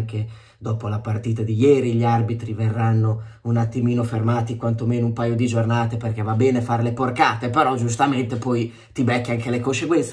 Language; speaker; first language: Italian; native; Italian